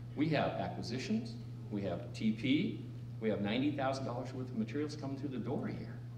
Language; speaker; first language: English; native; English